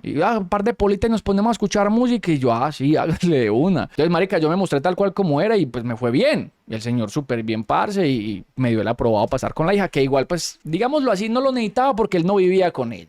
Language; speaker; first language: Spanish; native; Spanish